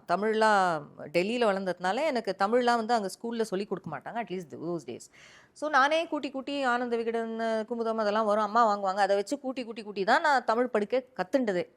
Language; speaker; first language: Tamil; early bilingual, heritage; Tamil